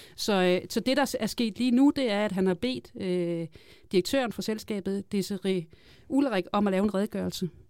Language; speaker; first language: Danish; native; Danish